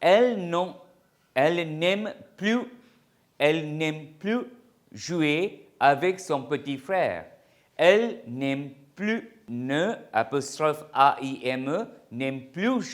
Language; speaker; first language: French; non-native, fluent; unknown